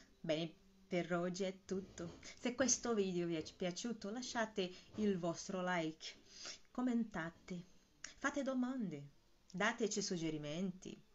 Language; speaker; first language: Italian; non-native, fluent; Portuguese